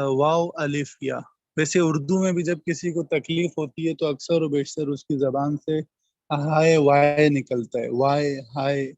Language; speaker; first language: Urdu; native; Urdu